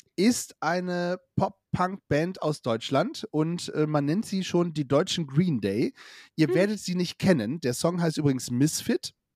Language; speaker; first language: German; native; German